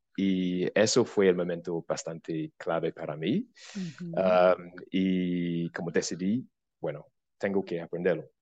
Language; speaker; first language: Spanish; non-native, fluent; English